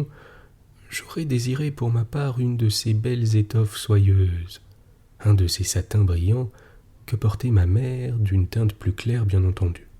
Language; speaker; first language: French; native; French